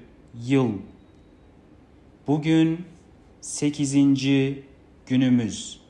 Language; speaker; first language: Turkish; non-native, fluent; Kazakh